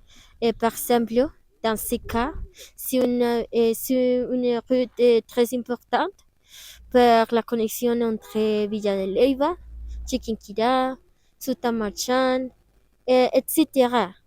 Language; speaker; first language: French; non-native, learner; Spanish